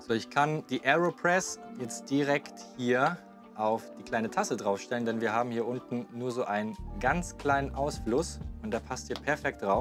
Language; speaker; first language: German; native; German